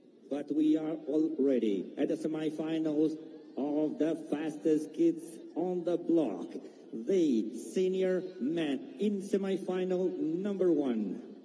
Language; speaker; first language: English; non-native, fluent; Italian